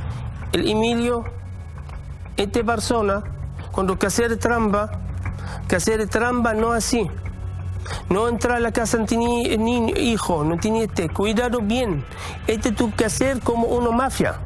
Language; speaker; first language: Spanish; non-native, learner; Arabic